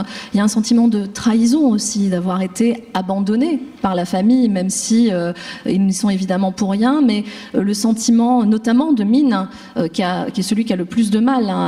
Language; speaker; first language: French; native; French